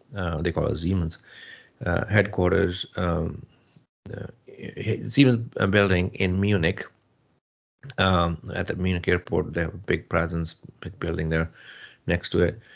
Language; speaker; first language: English; non-native, local second language; Punjabi